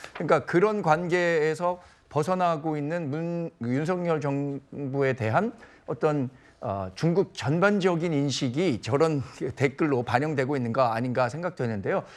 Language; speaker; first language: Korean; native; Korean